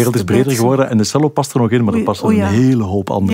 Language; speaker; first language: Dutch; native; Dutch